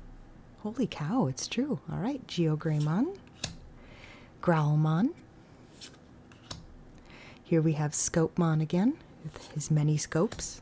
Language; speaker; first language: English; native; English